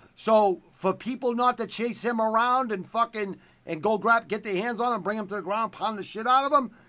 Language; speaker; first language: English; native; English